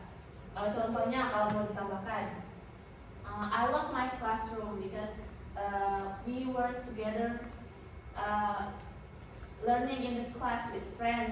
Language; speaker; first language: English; non-native, learner; Indonesian